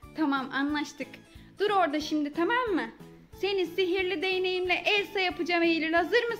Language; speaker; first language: Turkish; native; Turkish